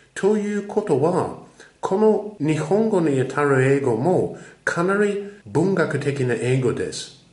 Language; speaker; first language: Japanese; non-native, fluent; English